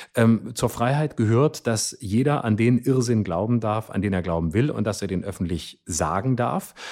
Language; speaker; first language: German; native; German